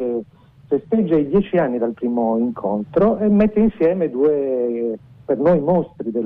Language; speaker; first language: Italian; native; Italian